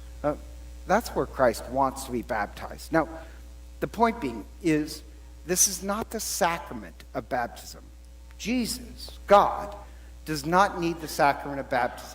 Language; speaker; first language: English; native; English